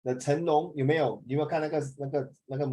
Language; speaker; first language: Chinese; native; Chinese